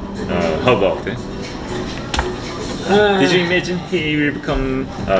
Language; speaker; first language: English; non-native, learner; Korean